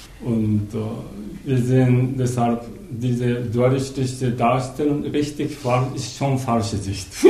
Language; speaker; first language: German; non-native, learner; Japanese